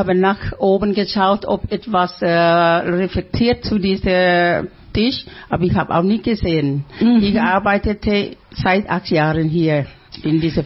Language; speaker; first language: German; non-native, fluent; Thai